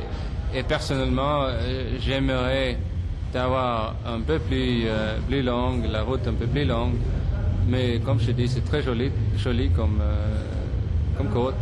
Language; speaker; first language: French; non-native, fluent; Swedish